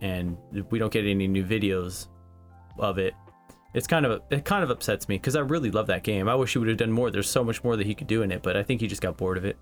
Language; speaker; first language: English; native; English